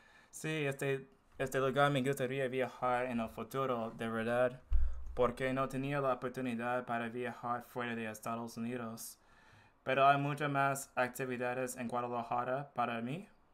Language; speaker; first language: Spanish; non-native, learner; English